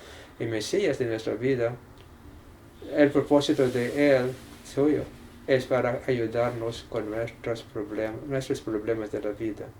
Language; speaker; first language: Spanish; non-native, learner; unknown